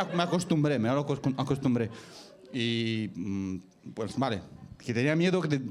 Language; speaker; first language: Spanish; non-native, fluent; Romanian